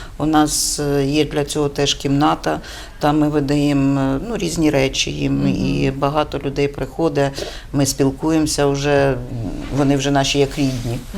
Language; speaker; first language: Ukrainian; native; Ukrainian